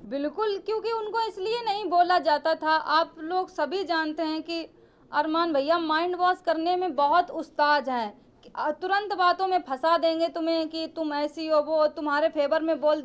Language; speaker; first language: Hindi; native; Hindi